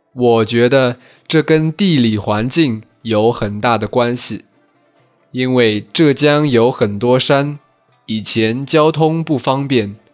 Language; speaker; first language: Chinese; non-native, local second language; Wu Chinese